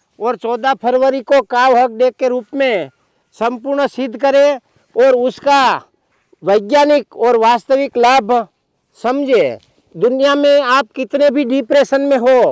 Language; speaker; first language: Hindi; non-native, local second language; Gujarati